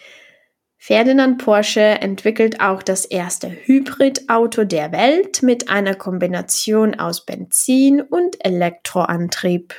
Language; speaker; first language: German; non-native, fluent; Czech